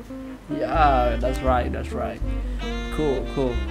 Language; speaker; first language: English; non-native, learner; Indonesian